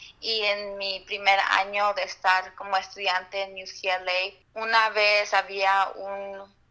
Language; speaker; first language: Spanish; early bilingual, heritage; Spanish